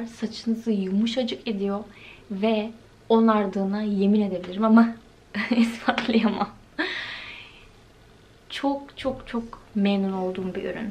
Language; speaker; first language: Turkish; native; Turkish